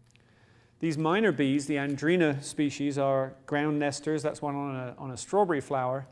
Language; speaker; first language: English; native; English